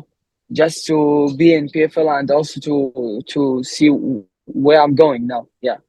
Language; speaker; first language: English; non-native, learner; Arabic